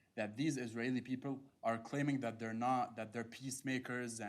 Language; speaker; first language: English; non-native, fluent; Arabic